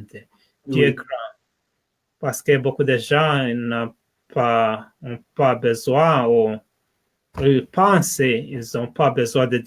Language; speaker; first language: French; non-native, learner; English